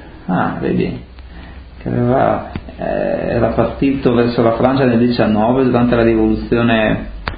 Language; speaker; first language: Italian; native; Italian